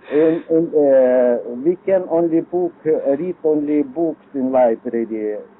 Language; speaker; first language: English; non-native, learner; Lithuanian